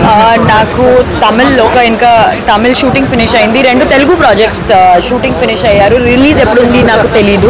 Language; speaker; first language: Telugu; non-native, learner; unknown